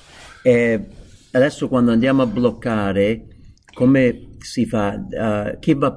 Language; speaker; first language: Italian; non-native, fluent; English